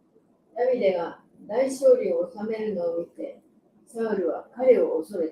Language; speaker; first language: Japanese; native; Japanese